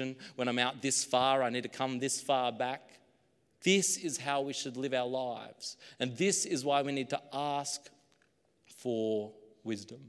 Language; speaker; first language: English; native; English